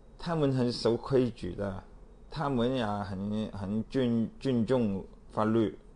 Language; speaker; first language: Chinese; non-native, local second language; Cantonese